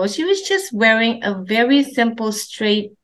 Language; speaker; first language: English; non-native, local second language; Filipino